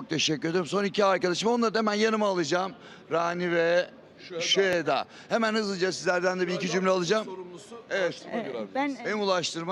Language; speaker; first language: Turkish; native; Turkish